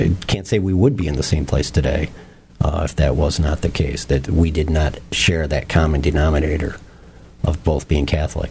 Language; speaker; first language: English; native; English